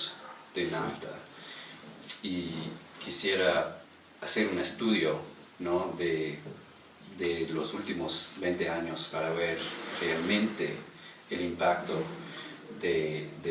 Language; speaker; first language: Spanish; non-native, fluent; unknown